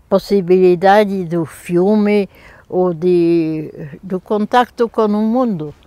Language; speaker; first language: Portuguese; non-native, fluent; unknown